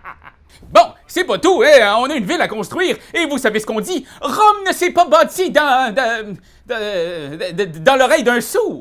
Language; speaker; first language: French; native; French